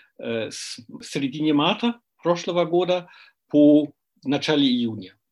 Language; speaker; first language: Russian; non-native, fluent; German